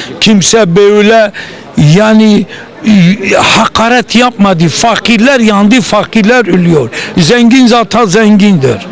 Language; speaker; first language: Turkish; non-native, local second language; Kurdish